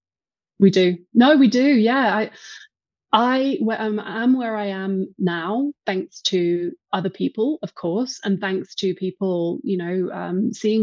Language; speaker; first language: English; native; English